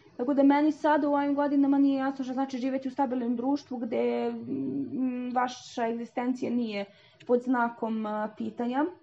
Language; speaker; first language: Serbian; native; Serbian